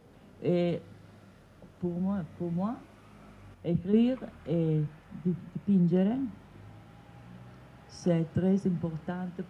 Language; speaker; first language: French; non-native, fluent; Italian